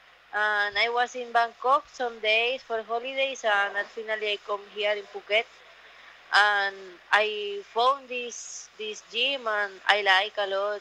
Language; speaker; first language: English; non-native, learner; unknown